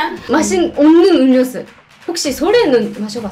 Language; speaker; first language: Korean; non-native, fluent; Japanese